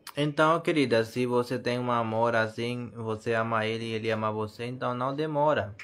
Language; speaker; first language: Portuguese; non-native, learner; Hindi